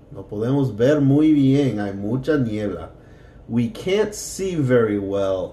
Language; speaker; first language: Spanish; non-native, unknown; English